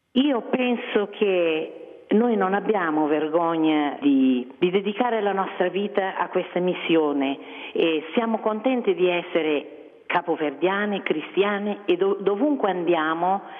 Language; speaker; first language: Italian; non-native, fluent; Kabuverdianu